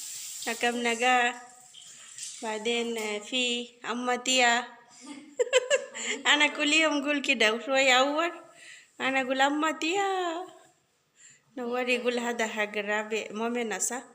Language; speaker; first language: Arabic; non-native, learner; Bangla